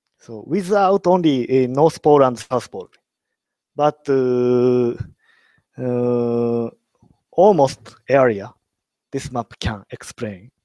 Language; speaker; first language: English; non-native, learner; Japanese